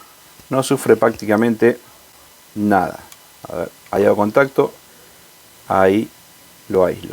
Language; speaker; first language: Spanish; native; Spanish